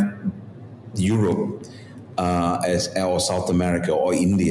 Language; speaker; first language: English; non-native, local second language; Tamil